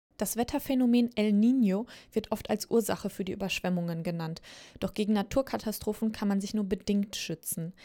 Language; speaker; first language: German; native; German